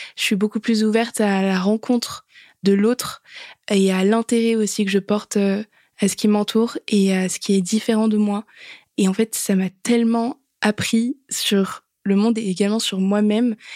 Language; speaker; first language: French; native; French